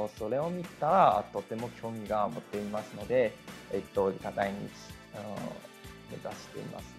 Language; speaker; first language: Japanese; non-native, learner; Chinese